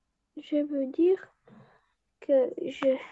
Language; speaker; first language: French; non-native, learner; Russian